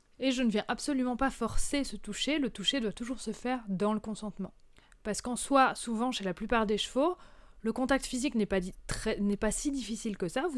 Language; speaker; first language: French; native; French